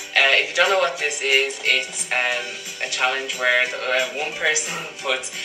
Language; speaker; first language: English; native; English